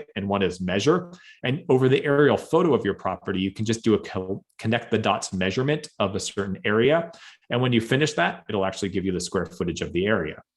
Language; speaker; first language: English; native; English